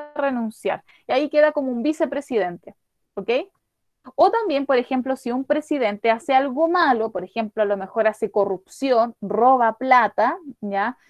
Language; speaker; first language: Spanish; native; Spanish